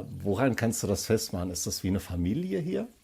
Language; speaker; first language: German; native; German